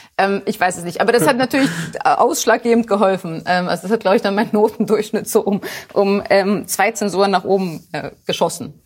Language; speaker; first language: German; early bilingual, other home language; Polish